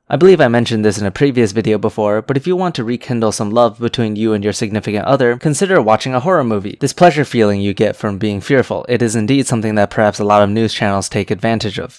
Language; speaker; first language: English; native; English